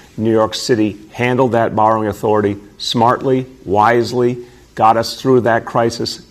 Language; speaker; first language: English; native; English